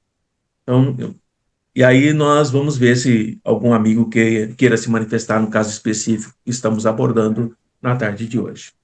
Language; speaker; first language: Portuguese; native; Portuguese